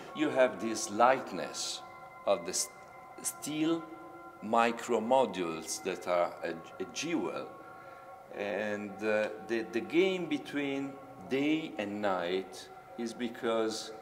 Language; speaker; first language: English; non-native, fluent; Italian